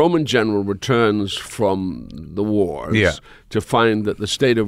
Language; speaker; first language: English; native; English